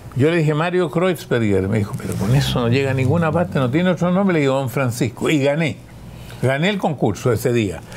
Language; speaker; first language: Spanish; early bilingual, other home language; German